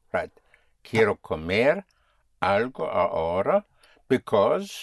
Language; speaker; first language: Spanish; non-native, fluent; English